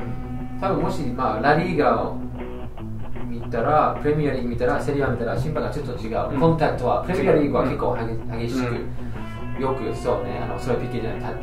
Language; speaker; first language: Japanese; non-native, fluent; English